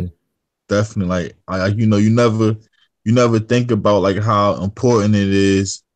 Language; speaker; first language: English; native; English